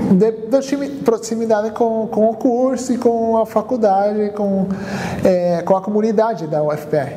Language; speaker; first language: Portuguese; non-native, fluent; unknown